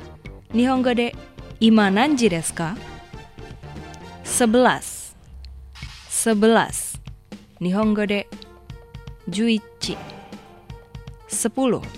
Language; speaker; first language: Japanese; non-native, fluent; Indonesian